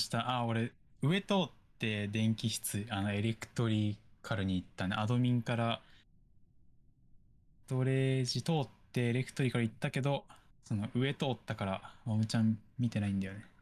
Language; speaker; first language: Japanese; native; Japanese